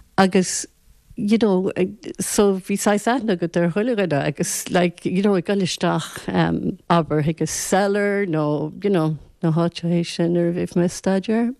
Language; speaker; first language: Irish; native; Irish